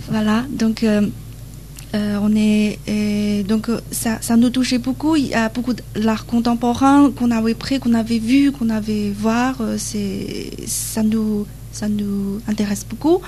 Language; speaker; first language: French; non-native, learner; Chinese